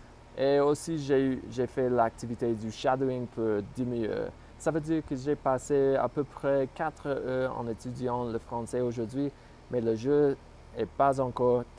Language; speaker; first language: French; non-native, fluent; English